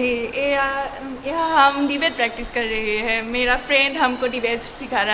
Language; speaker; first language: Hindi; non-native, learner; Bangla